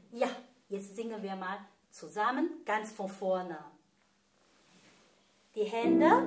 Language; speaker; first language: German; non-native, fluent; Chinese